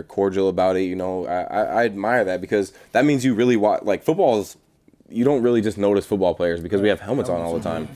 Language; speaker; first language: English; native; English